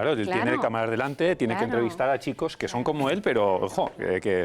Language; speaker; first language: Spanish; native; Spanish